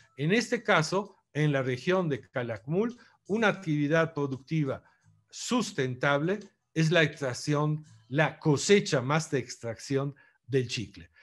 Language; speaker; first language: Spanish; non-native, fluent; Italian